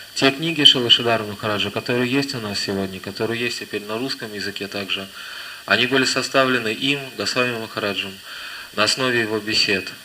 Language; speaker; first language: Russian; native; Russian